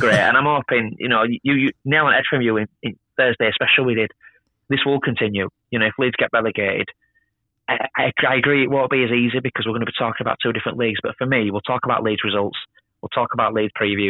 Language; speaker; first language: English; native; English